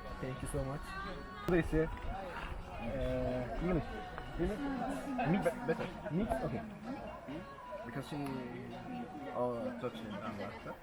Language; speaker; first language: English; non-native, learner; Turkish